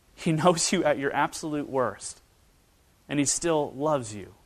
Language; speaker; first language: English; native; English